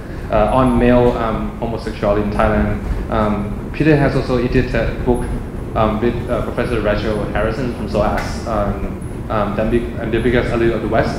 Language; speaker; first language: English; non-native, fluent; Thai